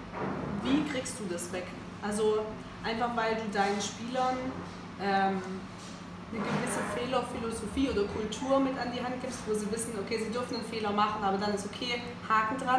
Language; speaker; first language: German; native; German